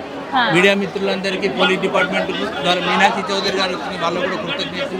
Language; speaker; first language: Telugu; native; Telugu